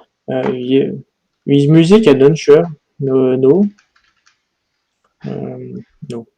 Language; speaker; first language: English; non-native, learner; French